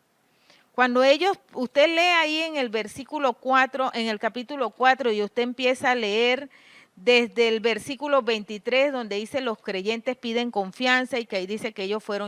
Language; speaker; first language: Spanish; native; Spanish